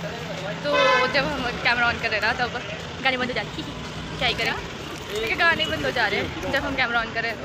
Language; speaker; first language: Hindi; native; Hindi